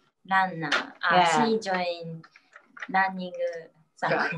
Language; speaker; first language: English; non-native, learner; Japanese